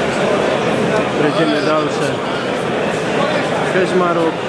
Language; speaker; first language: Polish; non-native, learner; Slovak